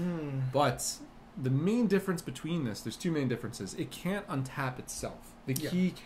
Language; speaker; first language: English; native; English